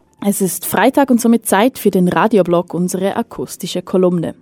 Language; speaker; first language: German; native; German